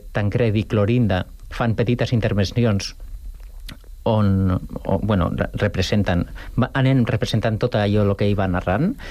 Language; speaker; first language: Catalan; native; Catalan